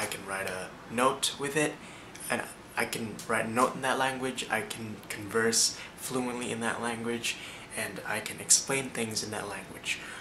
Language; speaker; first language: English; early bilingual, other home language; Indonesian